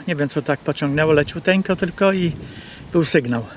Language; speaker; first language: Polish; native; Polish